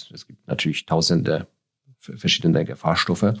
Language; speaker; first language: German; non-native, fluent; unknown